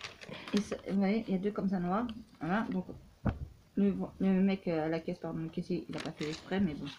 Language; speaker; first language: French; native; French